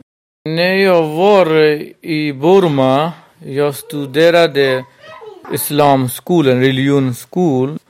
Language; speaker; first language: Swedish; non-native, local second language; Burmese